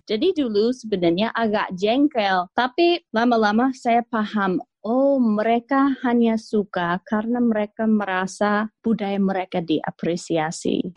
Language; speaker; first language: Indonesian; non-native, fluent; English